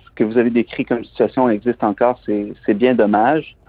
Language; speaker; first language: French; native; French